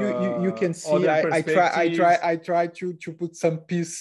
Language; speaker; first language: English; non-native, learner; Portuguese